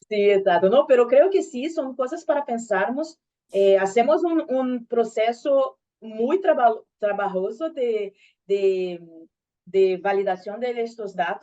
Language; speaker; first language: Spanish; non-native, learner; Portuguese